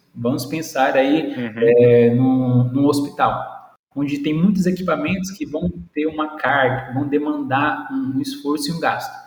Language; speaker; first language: Portuguese; native; Portuguese